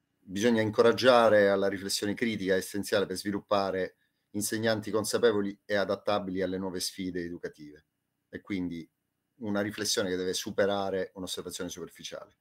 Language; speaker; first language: Italian; native; Italian